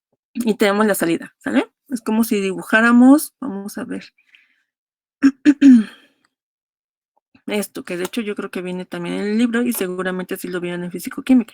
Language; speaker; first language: Spanish; native; Spanish